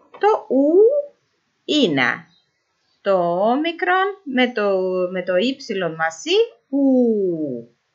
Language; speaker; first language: Greek; non-native, fluent; Norwegian